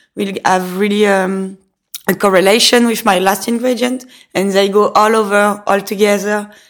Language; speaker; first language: English; non-native, fluent; French